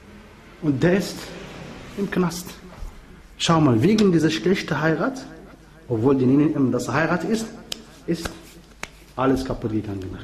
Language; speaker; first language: German; non-native, fluent; Arabic